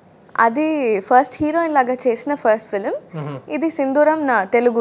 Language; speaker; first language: Telugu; non-native, learner; Tamil